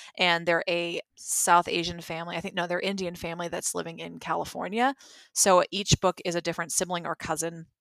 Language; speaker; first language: English; native; English